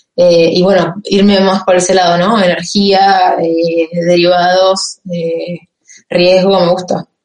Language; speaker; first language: Spanish; native; Spanish